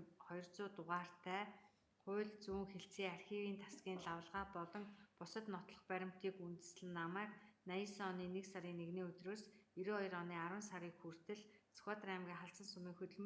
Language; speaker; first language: Mongolian; native; Mongolian